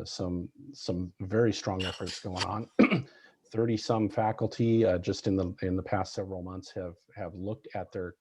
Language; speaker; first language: English; native; English